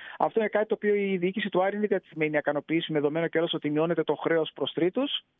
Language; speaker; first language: Greek; native; Greek